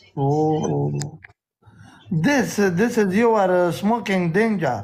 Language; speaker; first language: English; non-native, learner; Pashto